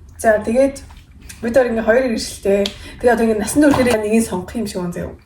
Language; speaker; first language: Mongolian; early bilingual, heritage; Mongolian